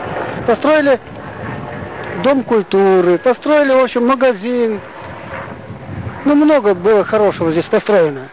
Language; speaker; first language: Russian; non-native, local second language; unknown